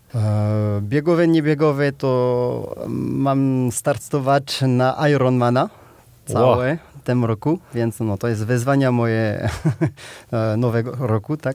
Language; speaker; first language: Polish; non-native, learner; French